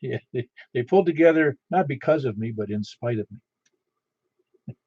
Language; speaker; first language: English; native; English